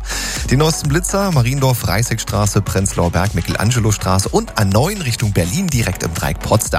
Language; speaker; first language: German; native; German